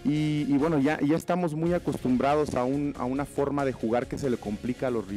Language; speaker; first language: Spanish; native; Spanish